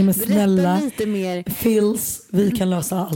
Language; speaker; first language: Swedish; native; Swedish